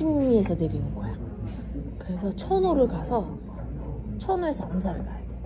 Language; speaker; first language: Korean; early bilingual, heritage; Korean